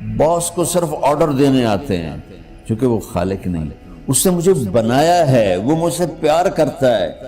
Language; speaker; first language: Urdu; non-native, local second language; Punjabi